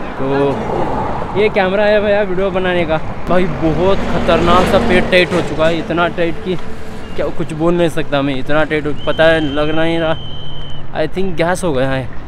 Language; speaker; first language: Hindi; native; Hindi